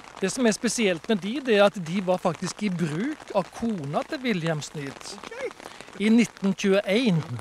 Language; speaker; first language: Norwegian; native; Norwegian